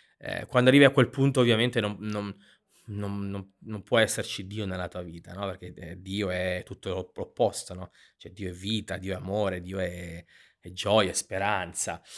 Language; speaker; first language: Italian; native; Italian